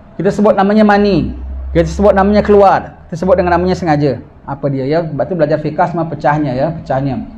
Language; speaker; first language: Malay; native; Malay